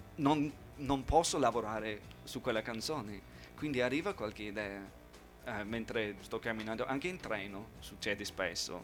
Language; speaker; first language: Italian; non-native, fluent; English